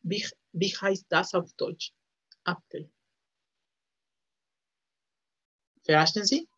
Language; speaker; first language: German; non-native, fluent; Spanish